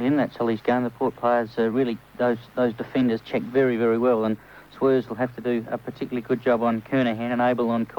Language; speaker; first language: English; native; English